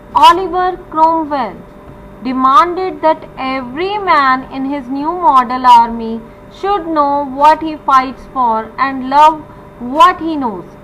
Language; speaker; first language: English; non-native, local second language; Punjabi